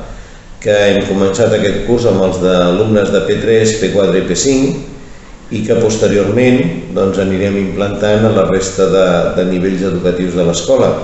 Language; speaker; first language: Catalan; native; Catalan